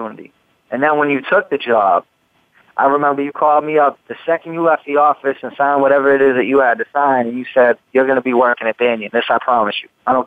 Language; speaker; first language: English; native; English